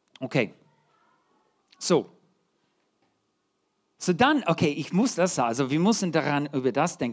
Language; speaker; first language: German; non-native, fluent; English